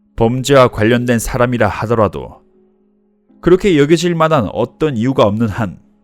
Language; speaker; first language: Korean; native; Korean